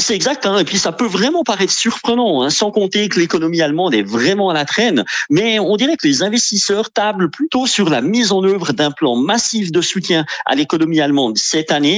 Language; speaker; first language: French; native; French